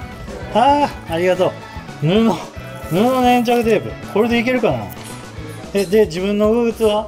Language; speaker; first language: Japanese; native; Japanese